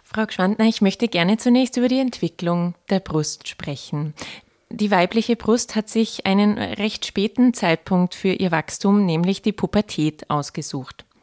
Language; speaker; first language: German; native; German